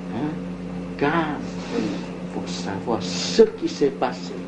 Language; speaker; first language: French; non-native, local second language; Vietnamese